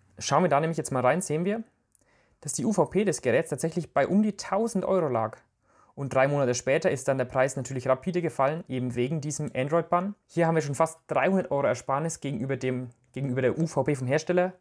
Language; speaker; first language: German; native; German